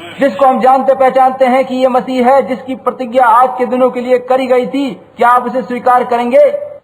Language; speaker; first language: Hindi; native; Hindi